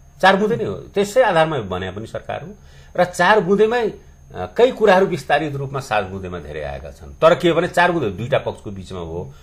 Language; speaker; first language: Nepali; non-native, local second language; Bhojpuri